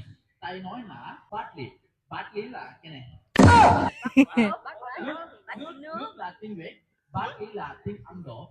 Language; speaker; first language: Vietnamese; non-native, learner; Kannada